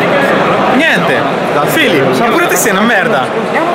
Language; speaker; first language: Italian; native; Italian